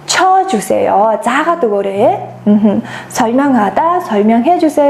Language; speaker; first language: Korean; non-native, fluent; Mongolian